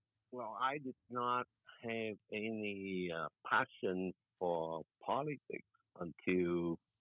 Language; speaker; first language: English; non-native, fluent; Vietnamese